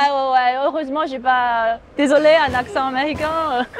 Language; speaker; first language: French; non-native, fluent; Chinese